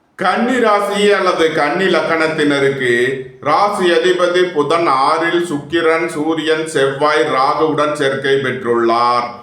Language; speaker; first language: Tamil; native; Tamil